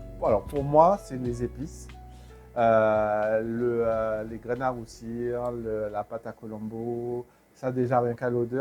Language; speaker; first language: French; native; French